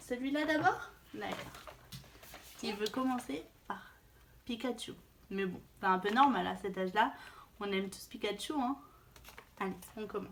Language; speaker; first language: French; native; French